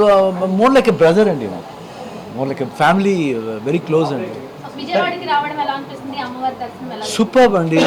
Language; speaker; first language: Telugu; non-native, learner; Kannada